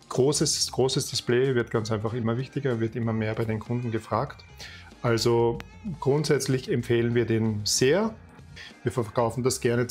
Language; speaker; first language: German; native; German